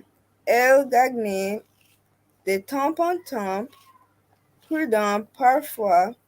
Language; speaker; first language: French; non-native, learner; English